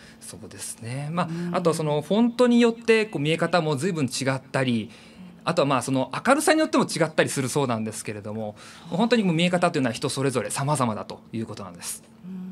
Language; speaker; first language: Japanese; native; Japanese